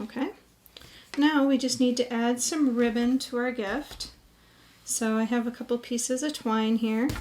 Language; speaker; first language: English; native; English